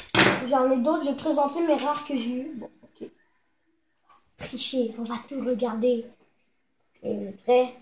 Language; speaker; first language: French; native; French